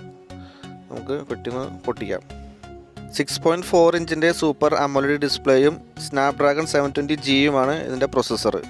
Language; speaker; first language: Malayalam; native; Malayalam